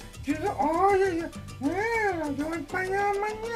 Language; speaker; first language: Spanish; early bilingual, heritage; Spanish